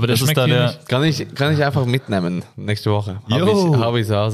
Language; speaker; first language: German; non-native, learner; Norwegian